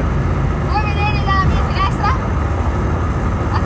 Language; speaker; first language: Italian; non-native, learner; English